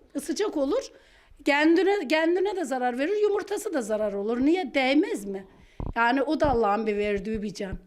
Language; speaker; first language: Turkish; native; Turkish